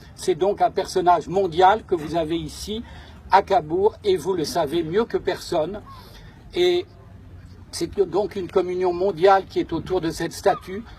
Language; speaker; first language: French; native; French